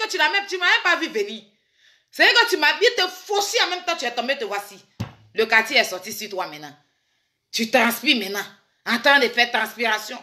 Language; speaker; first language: French; native; French